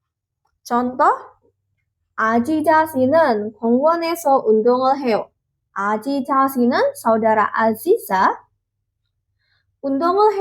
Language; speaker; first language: Korean; non-native, learner; Indonesian